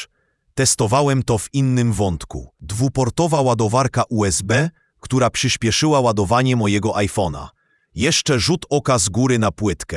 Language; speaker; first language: Polish; native; Polish